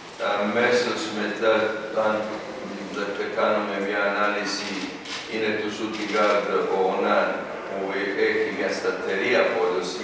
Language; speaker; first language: Greek; non-native, fluent; Serbian